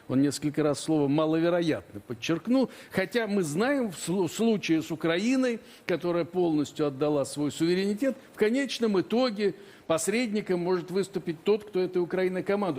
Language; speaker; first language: Russian; native; Russian